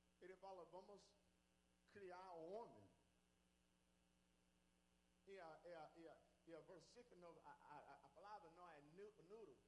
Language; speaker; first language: Portuguese; non-native, learner; English